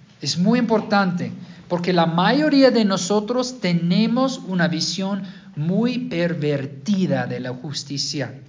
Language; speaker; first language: Spanish; non-native, fluent; English